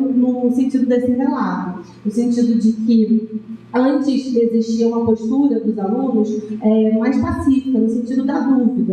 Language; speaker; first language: Portuguese; native; Portuguese